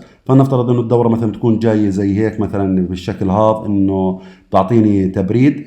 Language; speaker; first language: Arabic; native; Arabic